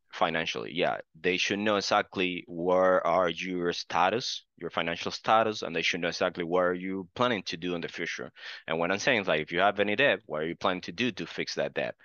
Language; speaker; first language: English; non-native, fluent; Spanish